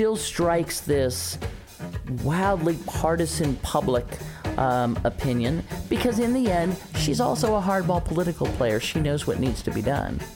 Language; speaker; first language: English; native; English